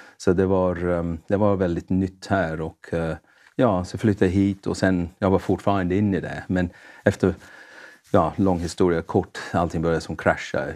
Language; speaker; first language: Swedish; non-native, fluent; English